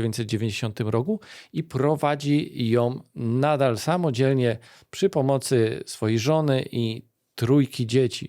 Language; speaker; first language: Polish; native; Polish